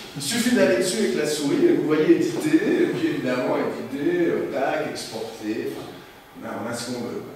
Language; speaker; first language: French; native; French